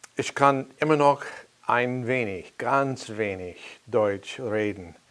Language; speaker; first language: German; non-native, learner; English